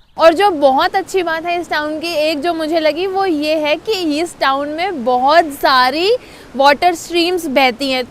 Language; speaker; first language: Hindi; native; Hindi